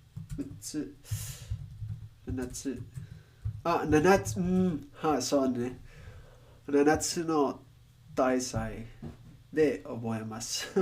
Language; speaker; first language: Japanese; non-native, learner; Spanish